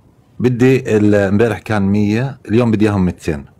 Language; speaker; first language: Arabic; native; Arabic